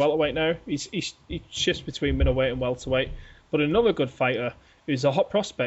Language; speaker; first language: English; native; English